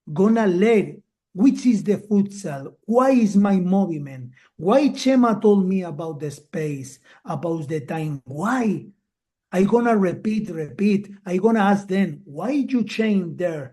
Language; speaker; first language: English; non-native, learner; Spanish